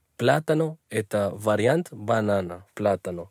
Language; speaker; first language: Russian; non-native, learner; Spanish